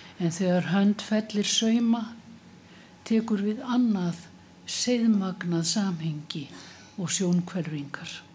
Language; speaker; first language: Icelandic; native; Icelandic